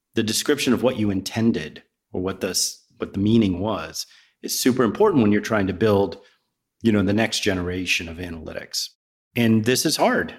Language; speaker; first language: English; native; English